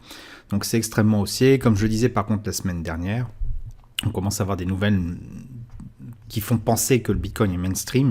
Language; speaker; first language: French; native; French